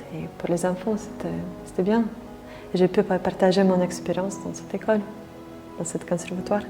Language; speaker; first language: French; non-native, fluent; Russian